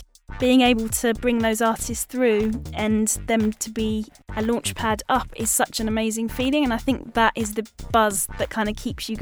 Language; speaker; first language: English; native; English